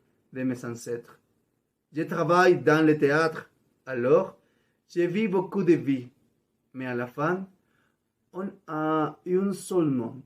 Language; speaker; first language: French; non-native, learner; Spanish